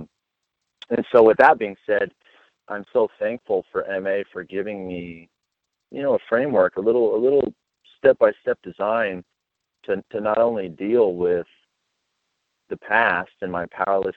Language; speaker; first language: English; native; English